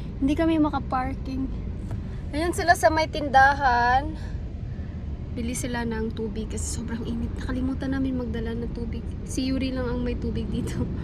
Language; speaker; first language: Filipino; native; Filipino